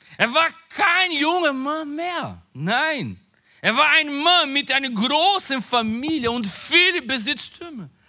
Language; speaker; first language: German; non-native, learner; Portuguese